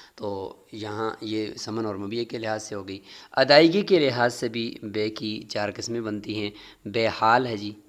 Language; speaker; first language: Urdu; native; Urdu